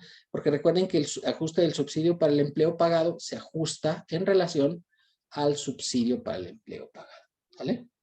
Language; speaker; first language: Spanish; native; Spanish